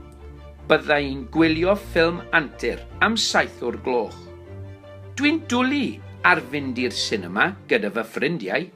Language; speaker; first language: Welsh; non-native, local second language; English